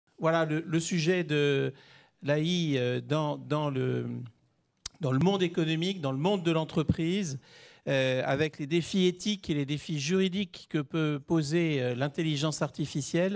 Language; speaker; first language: French; native; French